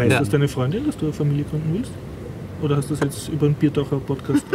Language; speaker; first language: German; native; German